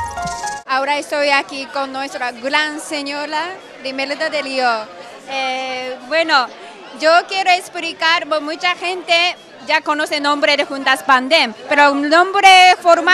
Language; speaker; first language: Spanish; non-native, learner; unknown